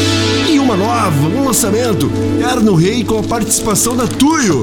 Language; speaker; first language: Portuguese; native; Portuguese